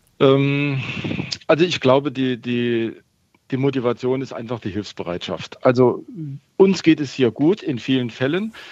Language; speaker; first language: German; native; German